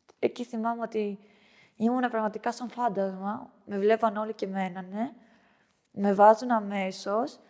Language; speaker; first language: Greek; early bilingual, other home language; Albanian